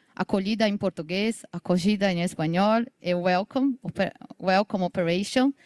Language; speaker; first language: Spanish; non-native, learner; Portuguese